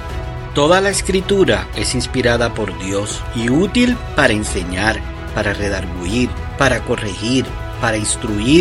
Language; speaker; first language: Spanish; native; Spanish